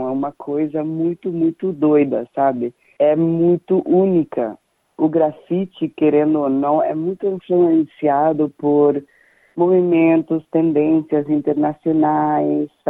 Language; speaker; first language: Portuguese; non-native, fluent; Danish